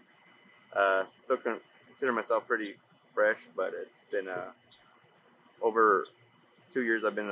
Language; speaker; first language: English; native; English